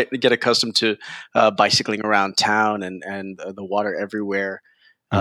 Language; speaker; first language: English; early bilingual, other home language; Spanish